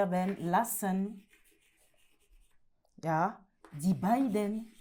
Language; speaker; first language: German; non-native, learner; French